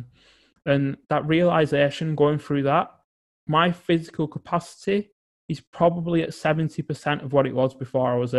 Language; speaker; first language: English; native; English